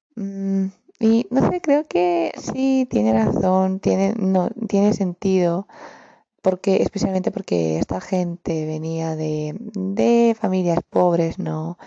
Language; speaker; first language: Spanish; non-native, fluent; Romanian